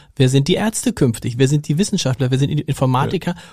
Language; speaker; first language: German; native; German